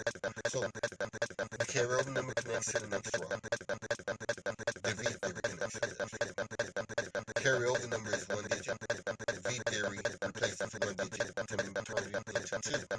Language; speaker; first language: English; native; English